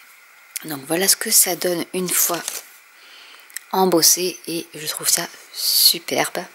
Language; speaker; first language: French; native; French